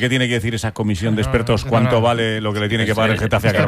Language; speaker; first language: Spanish; native; Spanish